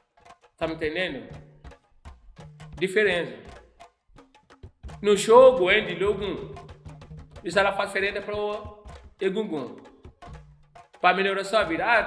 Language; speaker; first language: Portuguese; non-native, learner; Yoruba